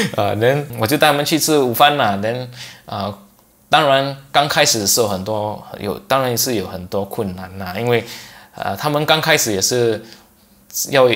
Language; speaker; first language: Chinese; non-native, local second language; English